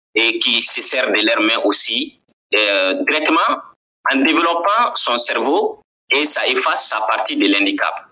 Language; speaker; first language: French; non-native, local second language; Bambara